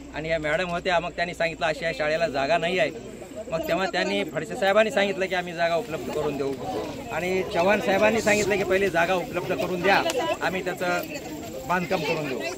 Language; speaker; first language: Marathi; native; Marathi